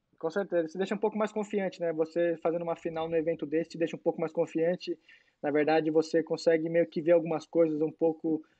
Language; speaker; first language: Portuguese; native; Portuguese